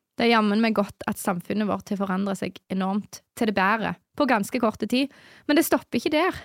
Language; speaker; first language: Norwegian; native; Norwegian